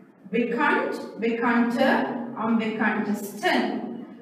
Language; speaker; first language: German; non-native, learner; Sinhala